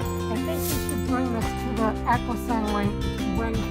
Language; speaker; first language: English; native; English